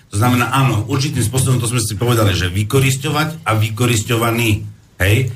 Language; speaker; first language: Slovak; non-native, fluent; Arabic